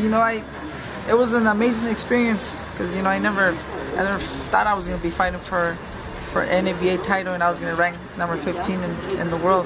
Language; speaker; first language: English; early bilingual, other home language; Spanish